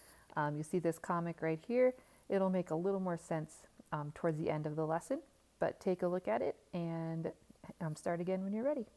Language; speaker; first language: English; native; English